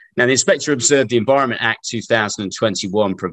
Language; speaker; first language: English; native; English